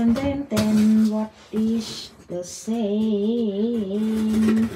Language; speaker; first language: English; non-native, learner; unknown